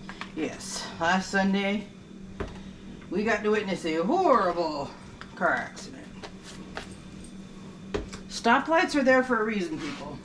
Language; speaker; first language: English; native; English